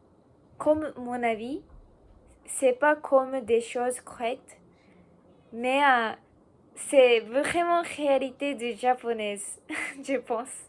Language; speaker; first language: French; non-native, learner; Japanese